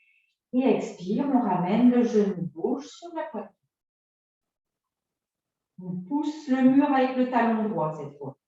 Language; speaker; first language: French; native; French